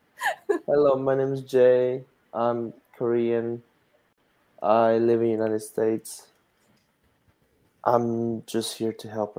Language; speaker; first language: English; non-native, learner; Korean